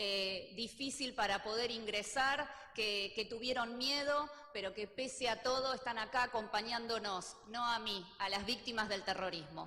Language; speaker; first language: Spanish; native; Spanish